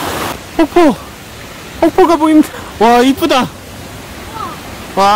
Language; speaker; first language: Korean; native; Korean